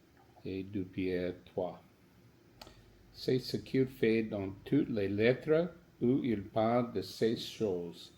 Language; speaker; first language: French; non-native, learner; English